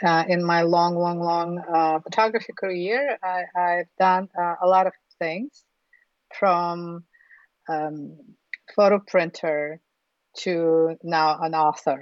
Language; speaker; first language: English; non-native, fluent; Russian